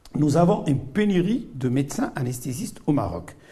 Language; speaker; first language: French; non-native, local second language; Arabic